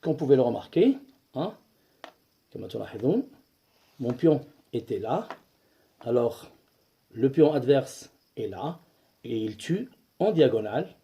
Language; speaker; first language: French; non-native, local second language; Arabic